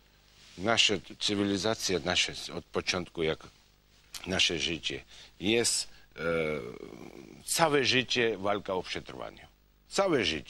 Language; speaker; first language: Polish; non-native, fluent; Georgian